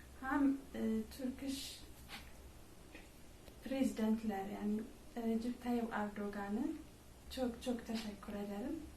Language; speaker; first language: Turkish; non-native, learner; Amharic